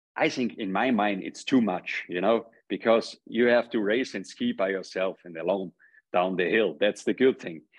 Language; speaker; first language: English; non-native, fluent; German